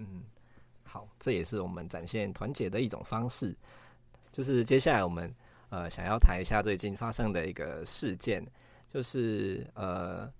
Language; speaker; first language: Chinese; native; Chinese